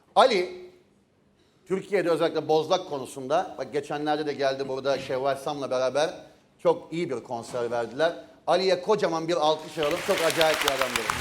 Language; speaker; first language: Turkish; native; Turkish